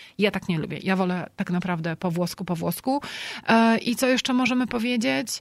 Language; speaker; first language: Polish; native; Polish